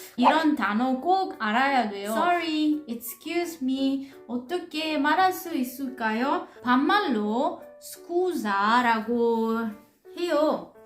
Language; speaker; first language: Korean; non-native, learner; Italian